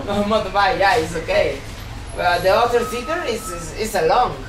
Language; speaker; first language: English; non-native, learner; Spanish